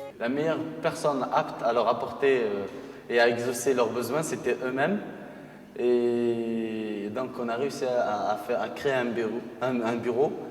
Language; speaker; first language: French; early bilingual, other home language; Arabic